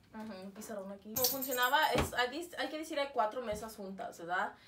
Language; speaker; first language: Spanish; early bilingual, heritage; Spanish